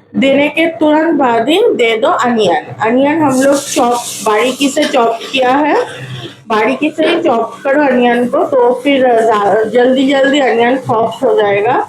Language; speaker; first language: Hindi; non-native, local second language; Bangla